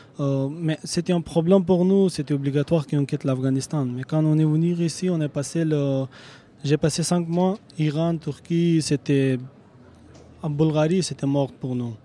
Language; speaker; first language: French; non-native, learner; Persian